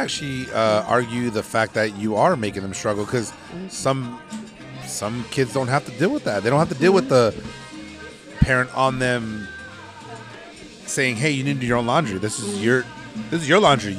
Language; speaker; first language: English; native; English